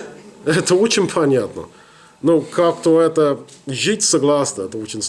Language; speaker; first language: Russian; non-native, learner; English